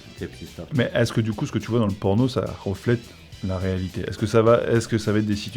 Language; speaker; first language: French; native; French